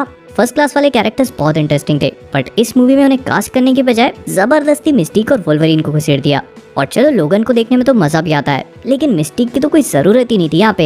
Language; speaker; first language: Hindi; native; Hindi